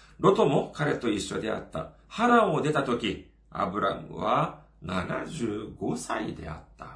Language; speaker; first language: Japanese; non-native, fluent; Korean